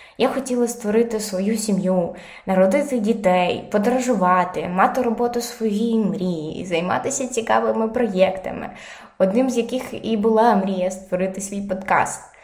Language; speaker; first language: Ukrainian; non-native, local second language; Russian